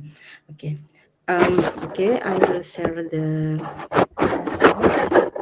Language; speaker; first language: English; non-native, learner; Indonesian